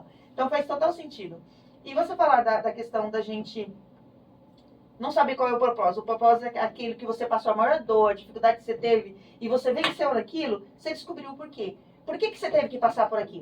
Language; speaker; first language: Portuguese; native; Portuguese